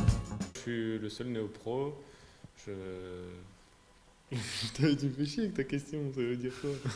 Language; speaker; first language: French; native; French